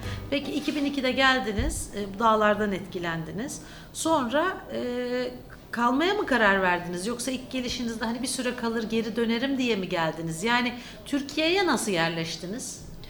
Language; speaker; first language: Turkish; native; Turkish